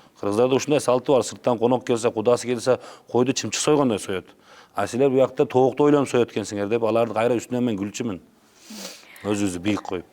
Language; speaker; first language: Kyrgyz; non-native, local second language; Uzbek